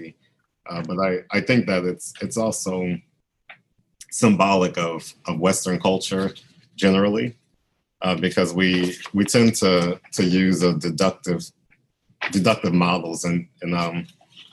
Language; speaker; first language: English; native; English